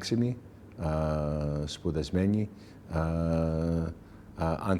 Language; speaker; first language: Greek; early bilingual, heritage; English